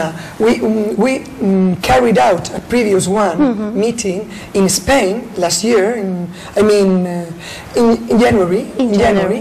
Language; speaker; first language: English; non-native, learner; Spanish